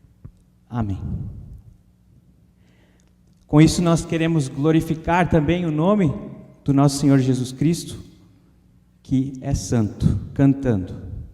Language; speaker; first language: Portuguese; native; Portuguese